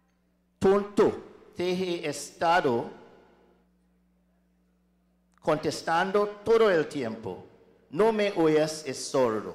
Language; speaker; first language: Spanish; non-native, learner; English